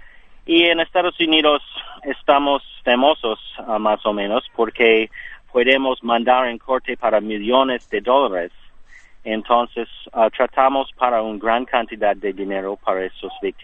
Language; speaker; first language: Spanish; non-native, learner; English